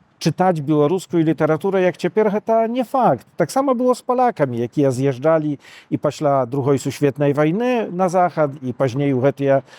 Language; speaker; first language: Belarusian; native; Belarusian